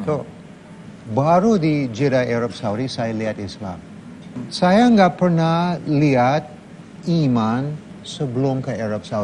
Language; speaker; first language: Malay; non-native, fluent; English